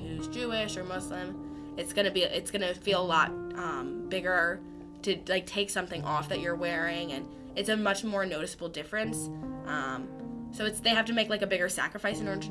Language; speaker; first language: English; native; English